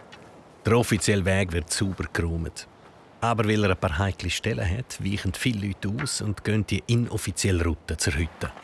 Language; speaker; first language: German; native; German